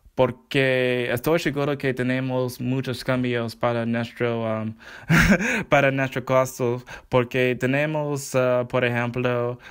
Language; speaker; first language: Spanish; non-native, learner; English